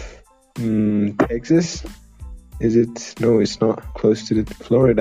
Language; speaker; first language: English; non-native, learner; Persian